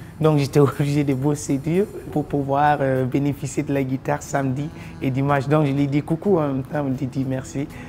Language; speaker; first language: French; non-native, local second language; Mossi